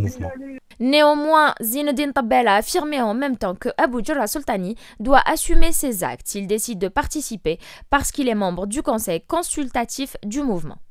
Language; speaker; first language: French; non-native, local second language; Arabic